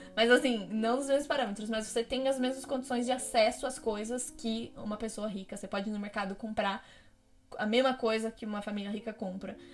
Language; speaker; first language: Portuguese; native; Portuguese